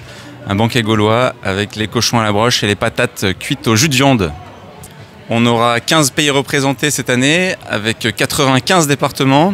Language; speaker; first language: French; native; French